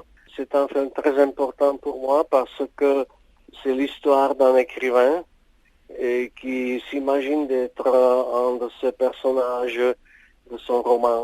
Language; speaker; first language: French; non-native, fluent; Czech